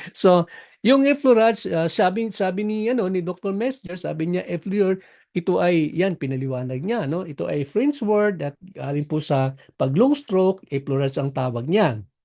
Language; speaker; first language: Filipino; non-native, local second language; Cebuano